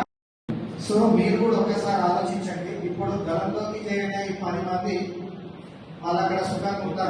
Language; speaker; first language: Telugu; native; Telugu